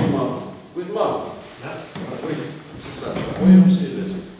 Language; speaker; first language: French; non-native, fluent; Russian